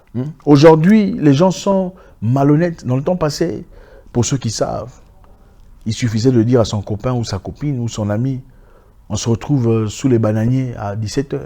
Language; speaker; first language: French; native; French